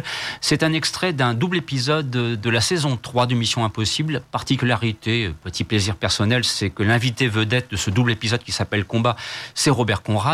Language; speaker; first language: French; native; French